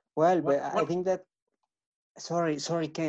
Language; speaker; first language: English; non-native, learner; Spanish